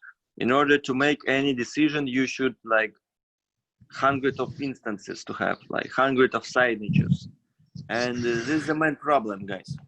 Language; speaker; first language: English; non-native, fluent; Russian